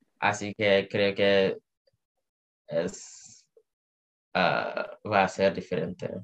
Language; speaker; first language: Spanish; non-native, learner; English